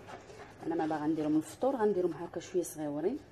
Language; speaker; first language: Arabic; native; Arabic